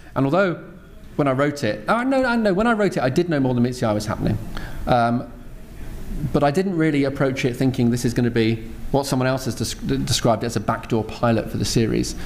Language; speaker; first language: English; native; English